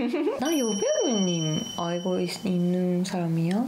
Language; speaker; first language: Korean; non-native, learner; Japanese